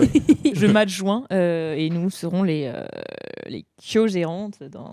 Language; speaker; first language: French; native; French